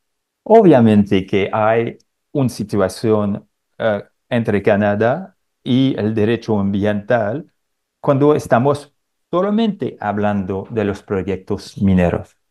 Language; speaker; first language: Spanish; non-native, fluent; French